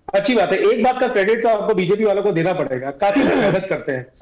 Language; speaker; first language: Hindi; native; Hindi